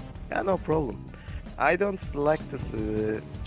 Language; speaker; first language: English; non-native, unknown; Turkish